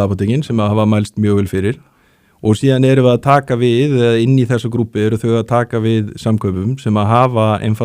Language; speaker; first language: Icelandic; native; Icelandic